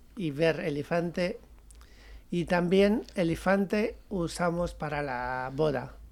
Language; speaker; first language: Spanish; non-native, fluent; Tamil